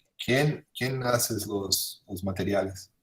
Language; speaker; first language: Spanish; non-native, fluent; Portuguese